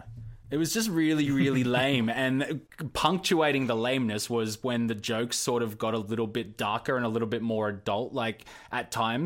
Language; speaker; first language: English; native; English